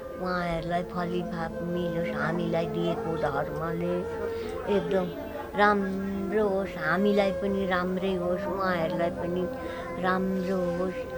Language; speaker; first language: Nepali; native; Nepali